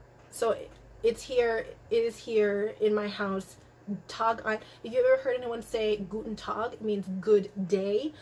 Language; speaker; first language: English; native; English